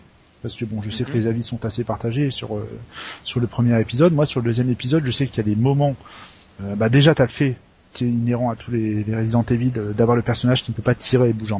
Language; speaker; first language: French; native; French